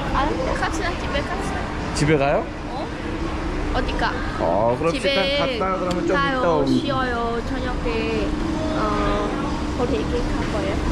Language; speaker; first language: Korean; non-native, learner; Vietnamese